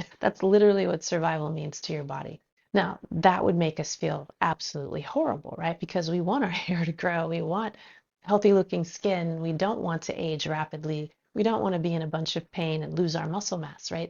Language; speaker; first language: English; native; English